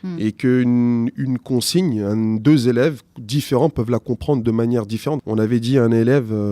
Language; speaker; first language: French; early bilingual, other home language; Arabic